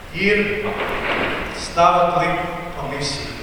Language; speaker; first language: Latvian; non-native, learner; Portuguese